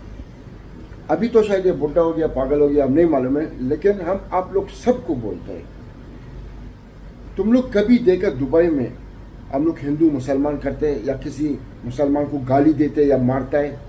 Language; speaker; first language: Hindi; non-native, learner; Arabic